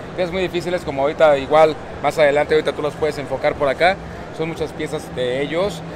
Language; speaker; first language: Spanish; native; Spanish